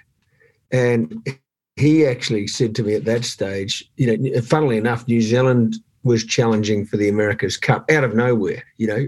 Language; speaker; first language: English; native; English